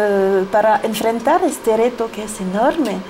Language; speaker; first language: Spanish; non-native, fluent; French